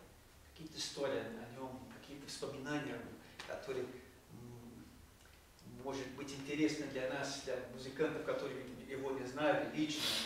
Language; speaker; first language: Russian; non-native, fluent; Portuguese